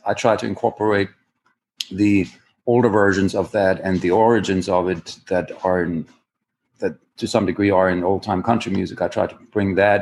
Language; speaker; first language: English; non-native, fluent; German